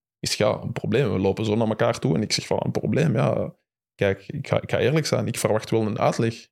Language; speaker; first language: Dutch; early bilingual, other home language; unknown